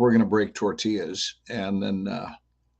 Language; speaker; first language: English; native; English